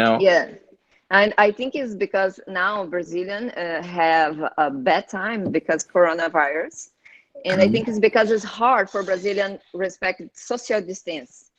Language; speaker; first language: English; non-native, learner; Portuguese